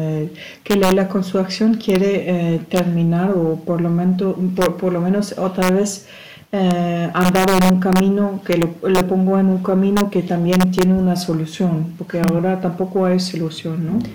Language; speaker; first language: Spanish; non-native, learner; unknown